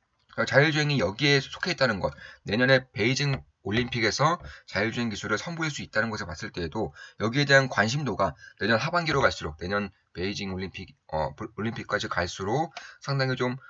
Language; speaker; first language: Korean; native; Korean